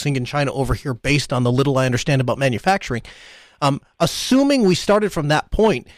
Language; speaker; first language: English; early bilingual, other home language; Hindi